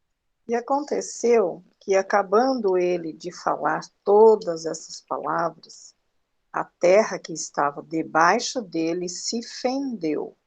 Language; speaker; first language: Portuguese; native; Portuguese